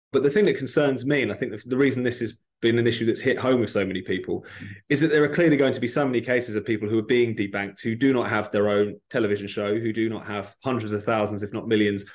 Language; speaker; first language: English; native; English